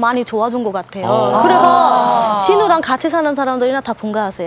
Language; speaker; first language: Korean; non-native, fluent; Bangla